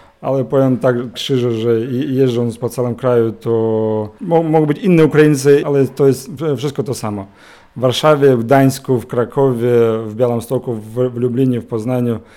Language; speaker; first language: Polish; non-native, learner; Ukrainian